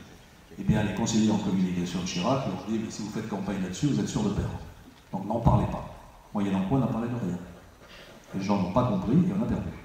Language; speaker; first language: French; native; French